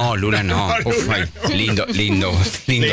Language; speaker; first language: Spanish; native; Spanish